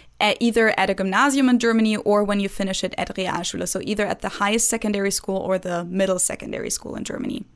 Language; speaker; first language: English; non-native, fluent; German